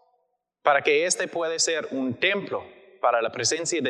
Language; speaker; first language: Spanish; non-native, learner; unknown